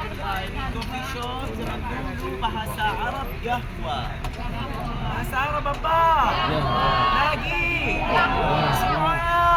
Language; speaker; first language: Indonesian; non-native, learner; Arabic